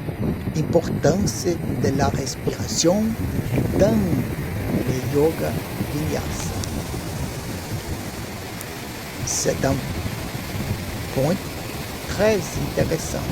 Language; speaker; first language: French; non-native, learner; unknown